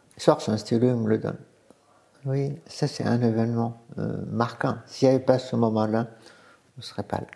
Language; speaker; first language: French; non-native, fluent; Arabic